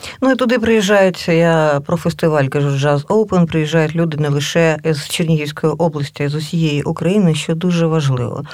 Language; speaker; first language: Ukrainian; native; Ukrainian